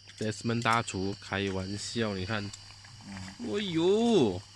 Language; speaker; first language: Chinese; native; Chinese